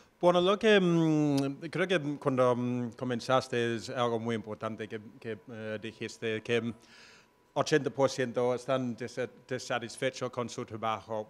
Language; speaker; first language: Spanish; non-native, fluent; English